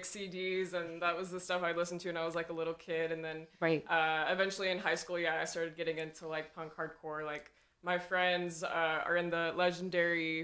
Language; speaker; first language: English; native; English